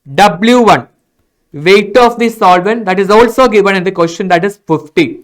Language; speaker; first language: English; non-native, local second language; Malayalam